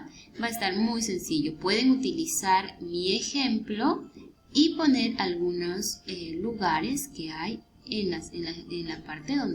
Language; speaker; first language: Spanish; native; Spanish